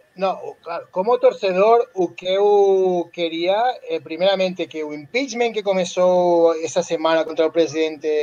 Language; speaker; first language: Portuguese; non-native, learner; Spanish